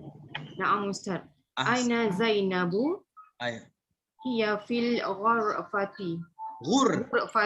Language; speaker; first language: Arabic; non-native, learner; Malay